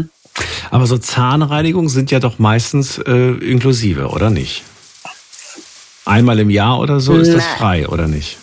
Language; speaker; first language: German; native; German